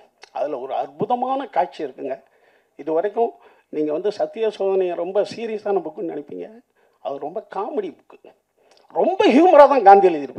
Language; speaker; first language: Tamil; native; Tamil